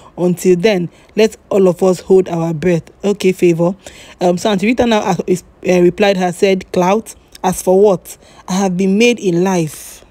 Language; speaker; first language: English; native; English